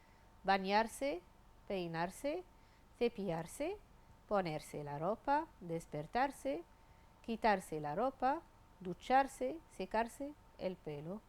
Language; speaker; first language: Spanish; non-native, fluent; Arabic